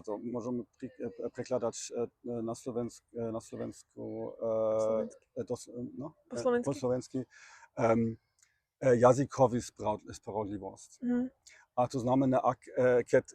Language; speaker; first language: Slovak; non-native, learner; German